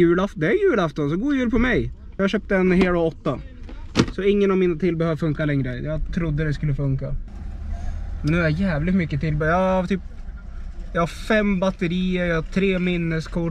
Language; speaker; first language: Swedish; native; Swedish